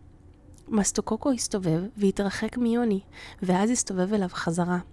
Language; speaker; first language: Hebrew; native; Hebrew